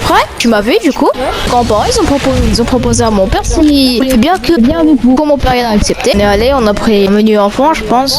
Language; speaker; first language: French; native; French